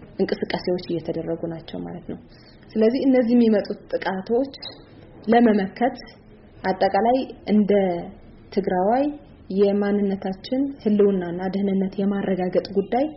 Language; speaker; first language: Amharic; non-native, local second language; Tigrinya